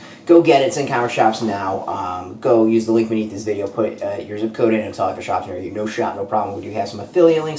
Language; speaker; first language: English; native; English